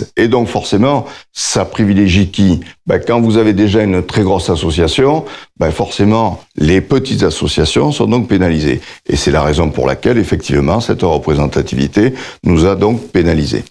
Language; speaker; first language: French; native; French